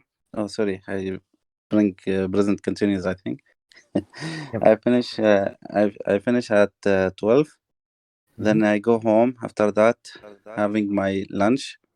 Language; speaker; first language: English; non-native, learner; Arabic